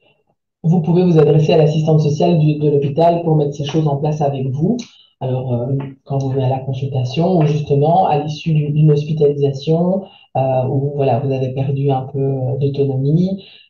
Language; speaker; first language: French; native; French